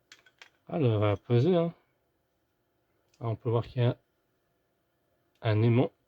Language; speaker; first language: French; native; French